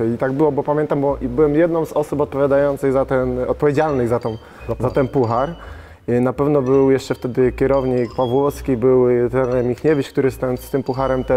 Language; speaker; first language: Polish; native; Polish